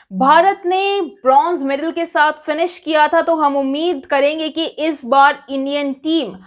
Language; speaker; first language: Hindi; native; Hindi